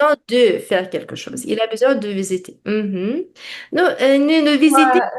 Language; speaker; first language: French; non-native, fluent; Russian